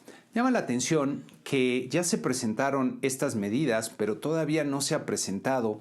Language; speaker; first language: Spanish; native; Spanish